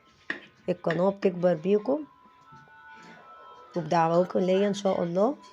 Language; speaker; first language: Arabic; native; Arabic